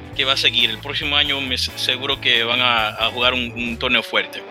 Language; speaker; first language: Spanish; early bilingual, heritage; Spanish